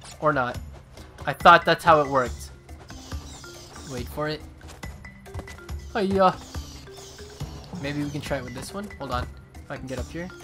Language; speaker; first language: English; native; English